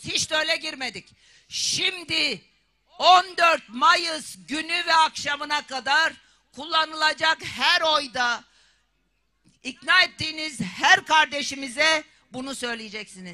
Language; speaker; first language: Turkish; native; Turkish